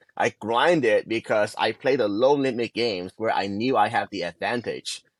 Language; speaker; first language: English; non-native, local second language; Cantonese